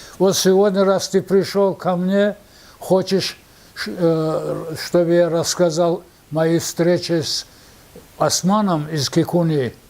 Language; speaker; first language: Russian; non-native, local second language; Avaric